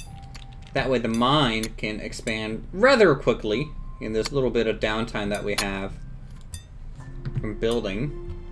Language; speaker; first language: English; native; English